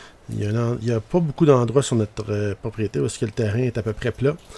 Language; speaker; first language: French; native; French